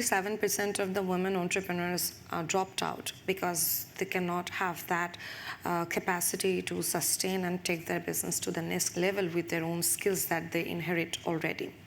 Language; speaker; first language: English; non-native, local second language; Bangla